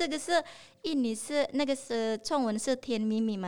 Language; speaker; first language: Chinese; non-native, learner; Indonesian